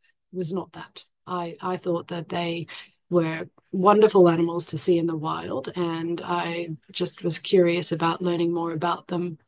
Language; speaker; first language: English; native; English